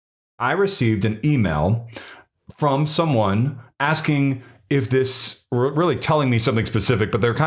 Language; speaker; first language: English; native; English